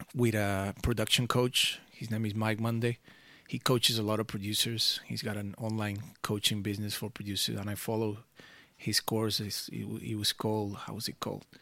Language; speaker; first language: English; early bilingual, other home language; Portuguese